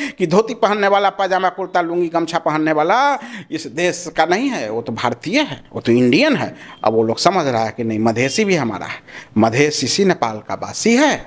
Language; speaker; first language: Hindi; non-native, local second language; Maithili